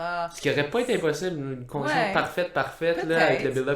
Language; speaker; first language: French; native; French